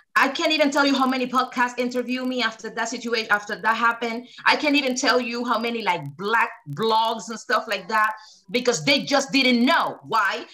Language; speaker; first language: English; early bilingual, other home language; Spanish